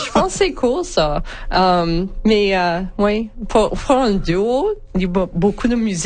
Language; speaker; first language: French; non-native, learner; English